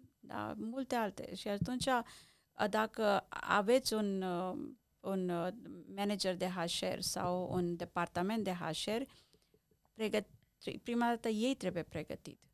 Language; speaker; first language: Romanian; non-native, local second language; Hungarian